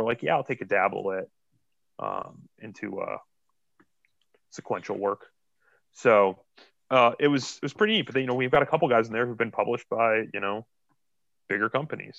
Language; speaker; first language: English; native; English